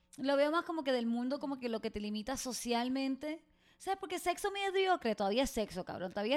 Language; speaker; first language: Spanish; native; Spanish